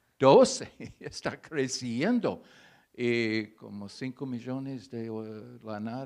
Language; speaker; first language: Spanish; non-native, fluent; English